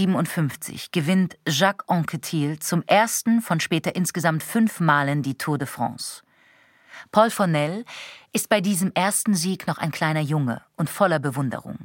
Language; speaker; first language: German; native; German